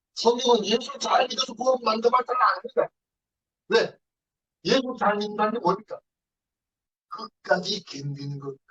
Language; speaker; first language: Korean; native; Korean